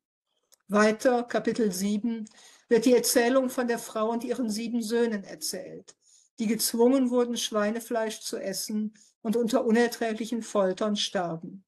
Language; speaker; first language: German; native; German